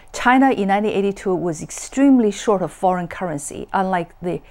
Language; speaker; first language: English; non-native, fluent; Chinese